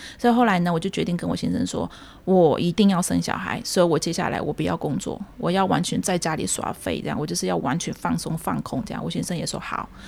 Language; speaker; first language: Chinese; early bilingual, heritage; Chinese